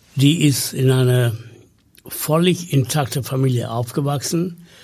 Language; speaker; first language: German; non-native, fluent; Tamil